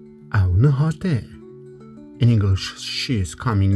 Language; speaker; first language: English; non-native, fluent; Kurdish